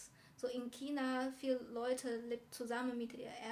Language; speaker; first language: German; non-native, learner; Chinese